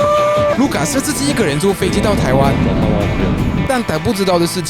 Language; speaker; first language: Chinese; native; Chinese